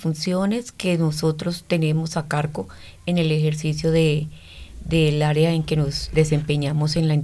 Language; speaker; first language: Spanish; native; Spanish